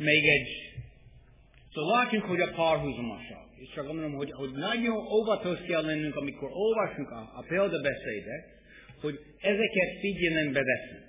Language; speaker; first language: Hungarian; non-native, fluent; English